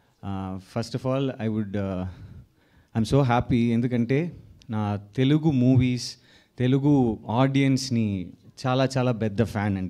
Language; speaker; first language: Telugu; non-native, learner; Tamil